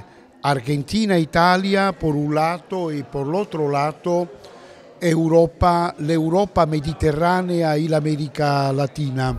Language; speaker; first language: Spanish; non-native, fluent; Italian